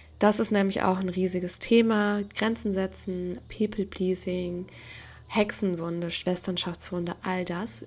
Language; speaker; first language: German; native; German